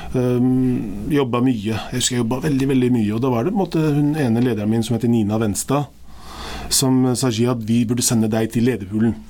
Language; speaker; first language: Norwegian; early bilingual, other home language; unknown